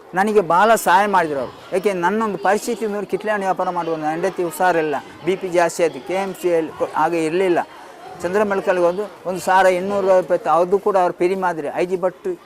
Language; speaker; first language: Kannada; non-native, local second language; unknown